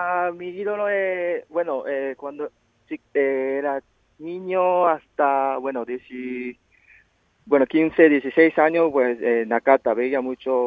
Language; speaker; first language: Spanish; non-native, learner; Japanese